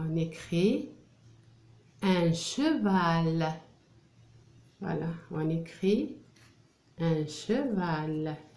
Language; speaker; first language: French; non-native, local second language; Arabic